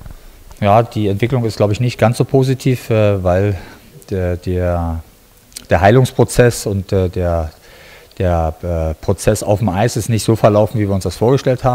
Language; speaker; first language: German; native; German